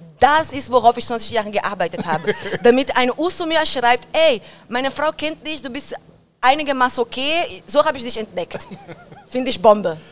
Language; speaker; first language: German; non-native, fluent; Portuguese